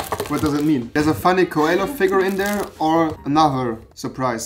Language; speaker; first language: English; non-native, fluent; German